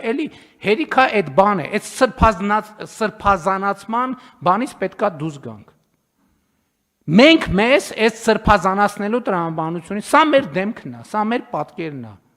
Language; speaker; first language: Armenian; native; Armenian